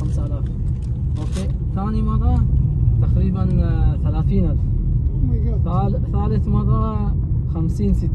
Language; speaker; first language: Arabic; non-native, learner; Bangla